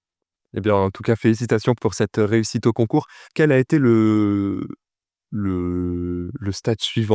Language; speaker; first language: French; native; French